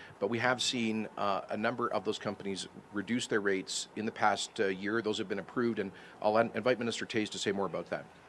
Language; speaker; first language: English; native; English